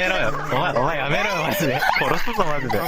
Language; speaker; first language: Japanese; native; Japanese